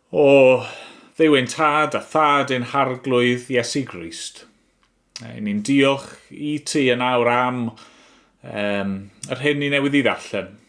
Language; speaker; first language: Welsh; native; Welsh